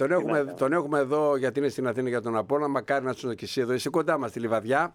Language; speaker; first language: Greek; native; Greek